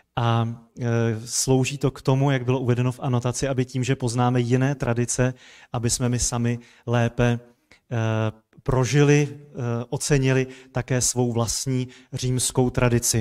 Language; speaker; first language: Czech; native; Czech